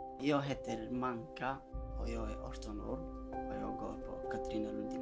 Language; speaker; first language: Swedish; early bilingual, other home language; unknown